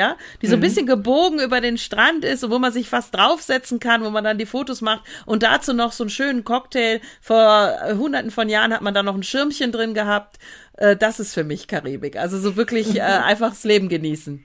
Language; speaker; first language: German; native; German